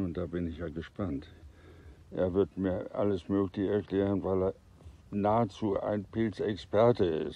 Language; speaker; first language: German; native; German